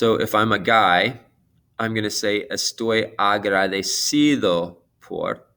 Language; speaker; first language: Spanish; non-native, fluent; English